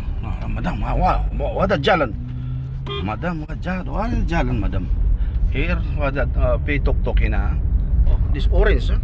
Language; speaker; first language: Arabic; non-native, learner; Filipino